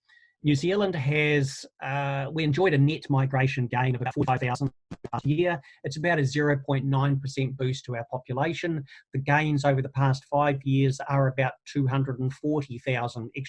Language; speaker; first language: English; native; English